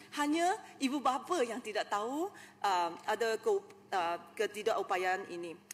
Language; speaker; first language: Malay; non-native, local second language; Chinese